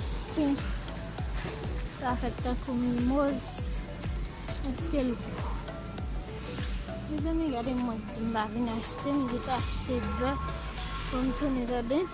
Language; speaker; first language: French; non-native, learner; Haitian Creole